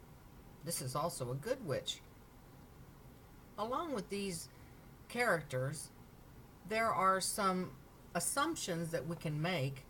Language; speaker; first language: English; native; English